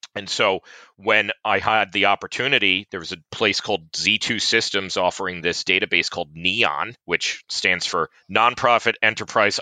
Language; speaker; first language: English; native; English